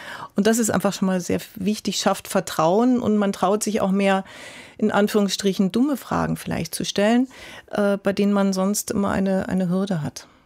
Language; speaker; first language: German; native; German